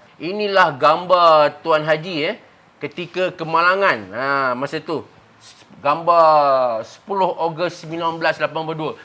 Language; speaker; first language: Malay; native; Malay